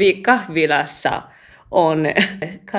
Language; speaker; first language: Finnish; non-native, learner; Japanese